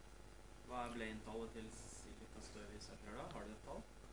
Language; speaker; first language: Norwegian; native; Norwegian